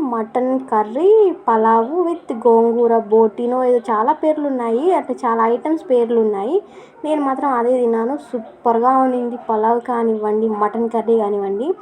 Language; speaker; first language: Telugu; non-native, local second language; Urdu